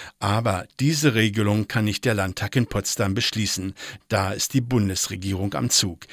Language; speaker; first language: German; native; German